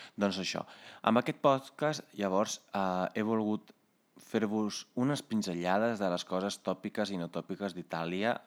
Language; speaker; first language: Catalan; non-native, fluent; Italian